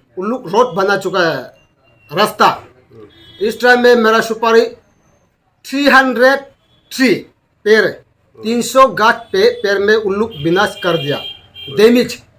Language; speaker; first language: Hindi; non-native, local second language; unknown